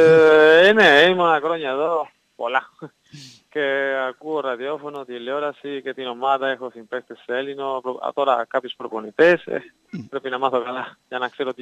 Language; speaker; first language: Greek; non-native, learner; Spanish